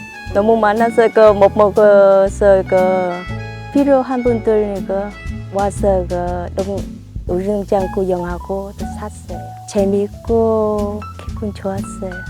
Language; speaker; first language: Korean; non-native, learner; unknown